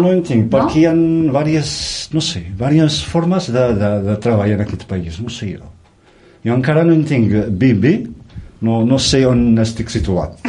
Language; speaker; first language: Catalan; non-native, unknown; Riffian